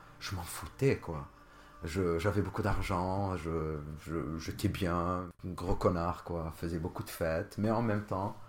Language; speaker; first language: French; non-native, local second language; Arabic